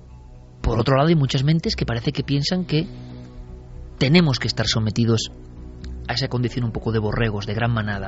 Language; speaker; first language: Spanish; native; Spanish